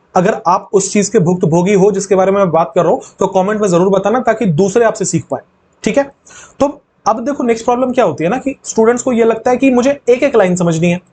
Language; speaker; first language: Hindi; native; Hindi